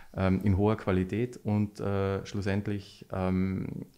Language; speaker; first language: German; native; German